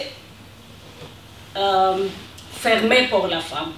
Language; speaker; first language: French; non-native, learner; Persian